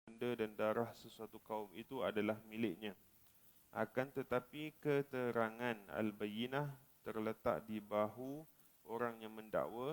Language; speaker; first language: Malay; native; Malay